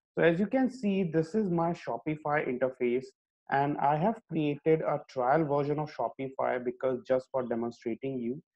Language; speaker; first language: English; non-native, local second language; Hindi